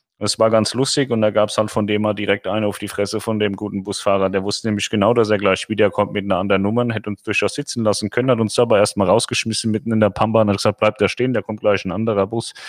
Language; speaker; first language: German; native; German